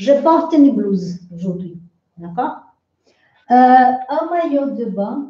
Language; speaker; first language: French; non-native, fluent; Portuguese